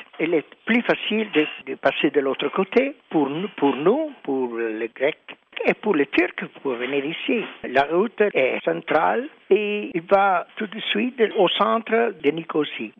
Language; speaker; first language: French; non-native, fluent; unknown